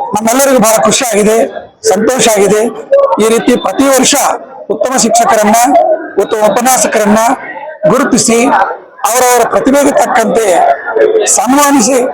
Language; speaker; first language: Kannada; native; Kannada